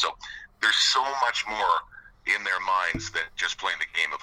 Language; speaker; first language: English; native; English